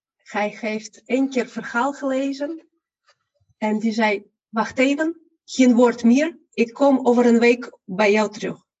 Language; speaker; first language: Dutch; non-native, fluent; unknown